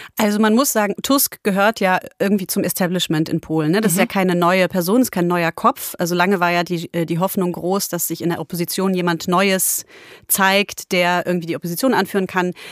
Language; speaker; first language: German; early bilingual, other home language; Polish